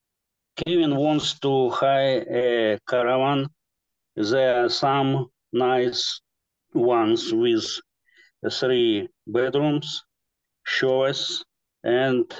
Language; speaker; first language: English; non-native, learner; Russian